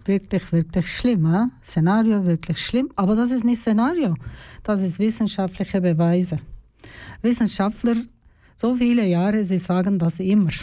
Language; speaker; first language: German; non-native, learner; Turkish